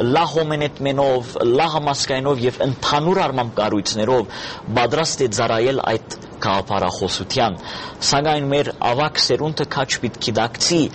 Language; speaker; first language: Armenian; early bilingual, heritage; Armenian